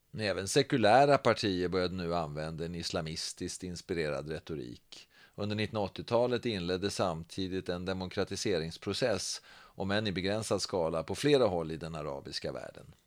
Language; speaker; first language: Swedish; native; Swedish